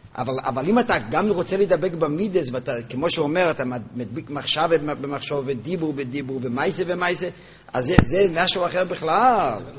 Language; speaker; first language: Hebrew; non-native, local second language; Yiddish